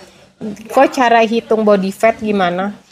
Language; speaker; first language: Indonesian; native; Indonesian